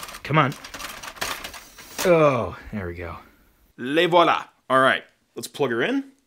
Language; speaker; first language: English; native; English